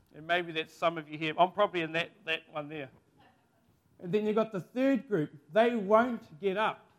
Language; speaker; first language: English; native; English